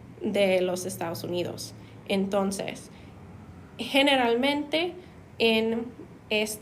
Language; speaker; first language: Spanish; non-native, fluent; English